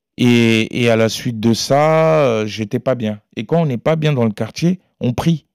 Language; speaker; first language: French; early bilingual, other home language; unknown